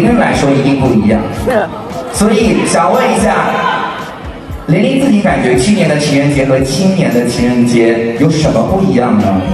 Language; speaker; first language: Chinese; native; Chinese